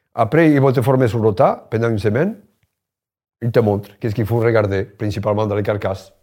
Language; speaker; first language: French; non-native, fluent; Spanish